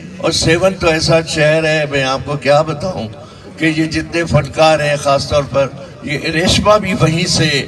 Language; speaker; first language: Urdu; non-native, local second language; Sindhi